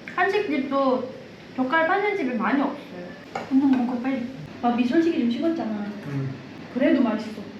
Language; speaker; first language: Korean; non-native, fluent; Indonesian